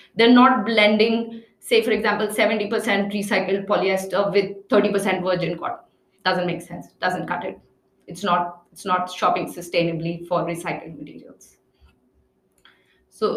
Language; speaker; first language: English; non-native, local second language; Hindi